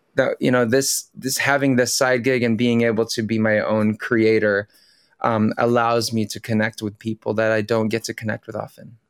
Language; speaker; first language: English; early bilingual, other home language; Filipino